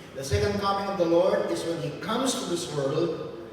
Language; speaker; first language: English; non-native, local second language; Filipino